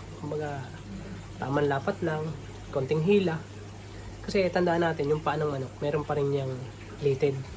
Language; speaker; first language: Filipino; native; Filipino